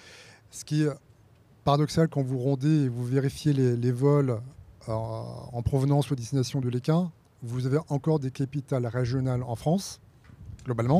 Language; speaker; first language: French; native; French